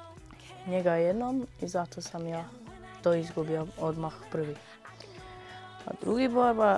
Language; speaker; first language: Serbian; non-native, local second language; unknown